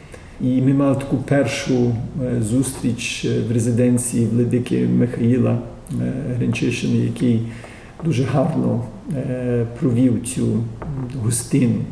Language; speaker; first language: Ukrainian; early bilingual, heritage; Ukrainian